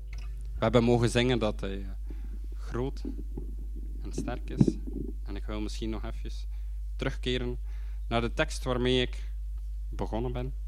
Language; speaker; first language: Dutch; native; Dutch